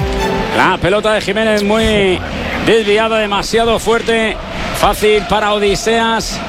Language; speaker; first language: Spanish; native; Spanish